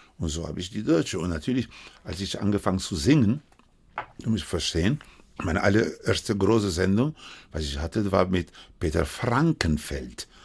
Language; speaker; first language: German; non-native, fluent; Spanish